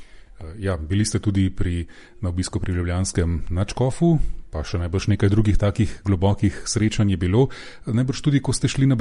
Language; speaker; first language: Slovenian; native; Slovenian